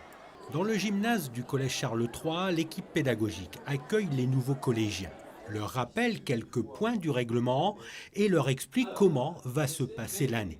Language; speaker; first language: French; native; French